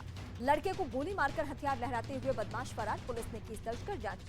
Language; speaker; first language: Hindi; native; Hindi